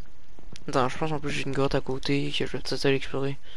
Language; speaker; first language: French; native; French